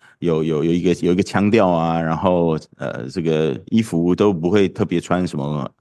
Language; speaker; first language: Chinese; native; Chinese